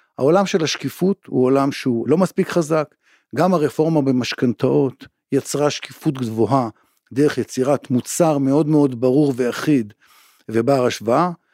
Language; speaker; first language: Hebrew; native; Hebrew